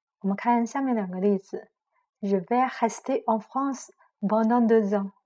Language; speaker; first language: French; non-native, fluent; Chinese